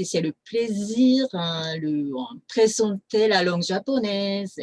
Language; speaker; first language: French; non-native, fluent; Japanese